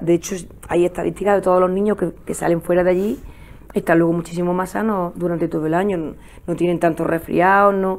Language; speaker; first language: Spanish; native; Spanish